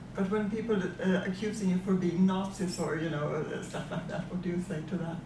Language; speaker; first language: English; non-native, fluent; Swedish